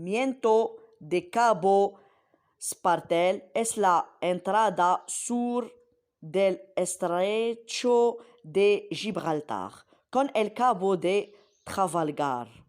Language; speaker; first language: Spanish; non-native, fluent; Arabic